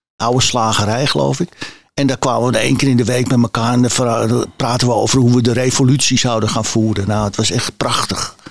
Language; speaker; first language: Dutch; native; Dutch